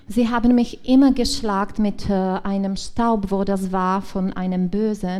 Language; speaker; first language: German; non-native, learner; Czech